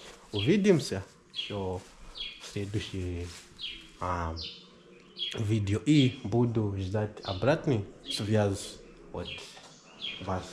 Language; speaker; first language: Russian; non-native, learner; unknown